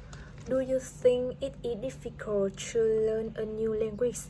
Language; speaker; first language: English; non-native, learner; Vietnamese